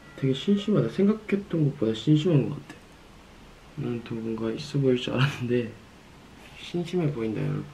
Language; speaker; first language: Korean; non-native, fluent; Japanese